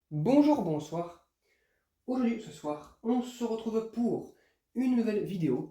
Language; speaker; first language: French; native; French